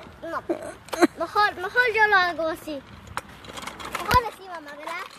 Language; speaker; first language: Spanish; early bilingual, heritage; Spanish